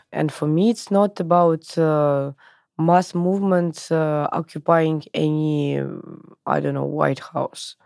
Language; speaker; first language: English; non-native, learner; Russian